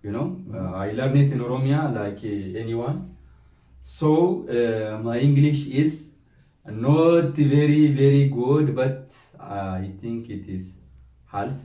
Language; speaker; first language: English; non-native, learner; Oromo